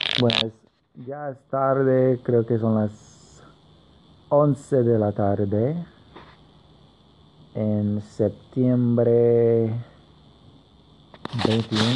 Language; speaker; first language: Spanish; non-native, learner; English